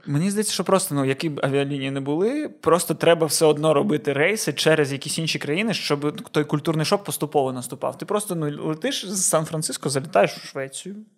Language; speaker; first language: Ukrainian; non-native, local second language; Russian